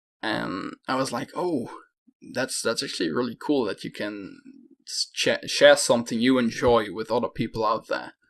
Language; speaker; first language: English; non-native, fluent; Dutch